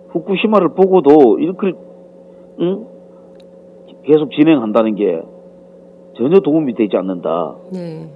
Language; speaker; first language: Korean; native; Korean